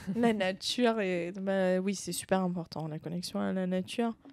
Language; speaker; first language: French; native; French